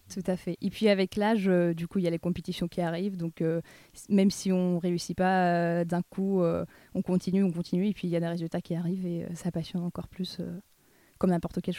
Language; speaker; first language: French; non-native, fluent; Russian